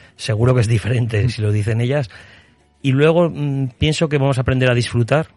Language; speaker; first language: Spanish; native; Spanish